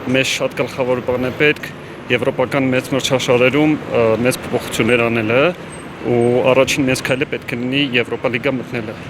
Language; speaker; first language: Armenian; native; Armenian